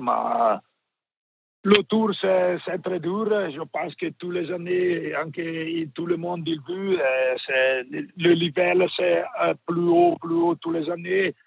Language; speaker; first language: French; non-native, learner; Italian